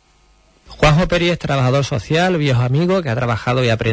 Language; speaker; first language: Spanish; native; Spanish